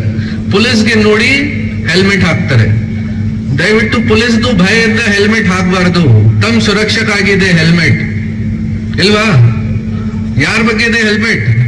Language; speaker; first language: Kannada; non-native, local second language; Hindi